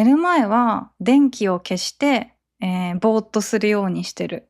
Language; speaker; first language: Japanese; native; Japanese